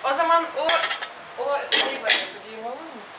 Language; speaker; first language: Turkish; non-native, learner; Russian